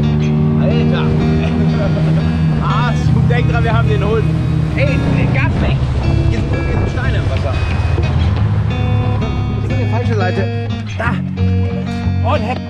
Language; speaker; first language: German; native; German